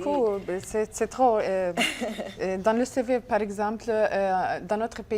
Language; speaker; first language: French; non-native, learner; Arabic